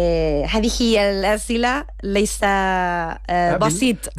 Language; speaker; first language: Arabic; non-native, learner; Spanish